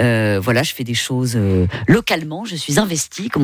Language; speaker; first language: French; native; French